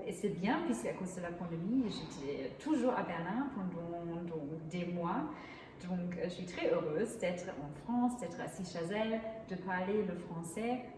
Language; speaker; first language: French; non-native, fluent; German